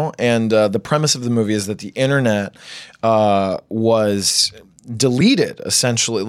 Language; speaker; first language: English; native; English